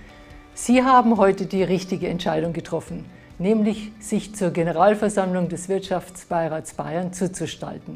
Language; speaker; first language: German; native; German